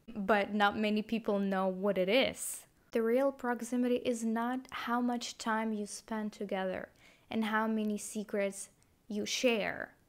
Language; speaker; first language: English; non-native, fluent; Ukrainian